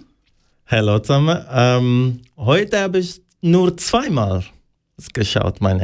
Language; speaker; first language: German; non-native, learner; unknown